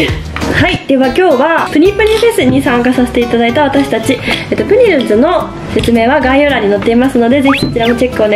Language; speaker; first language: Japanese; native; Japanese